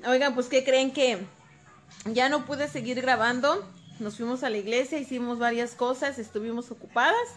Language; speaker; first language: Spanish; native; Spanish